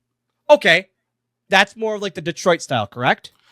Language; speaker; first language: English; native; English